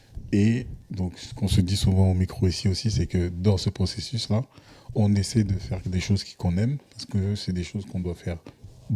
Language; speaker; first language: French; native; French